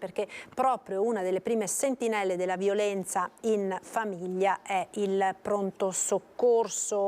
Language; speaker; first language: Italian; native; Italian